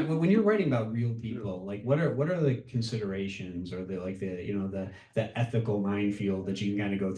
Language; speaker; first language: English; native; English